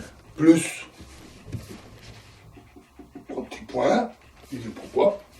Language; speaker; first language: French; native; French